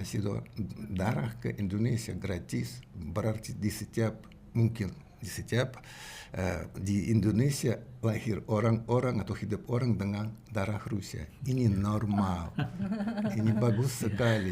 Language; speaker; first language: Indonesian; non-native, learner; Russian